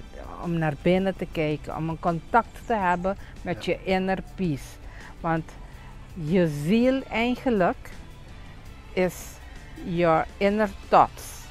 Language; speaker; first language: Dutch; non-native, local second language; Papiamento